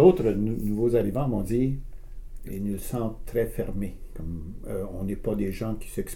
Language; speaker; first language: French; native; French